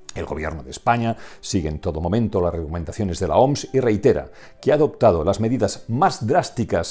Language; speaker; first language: Spanish; non-native, local second language; Catalan